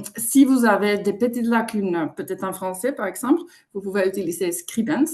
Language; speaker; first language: French; non-native, fluent; Finnish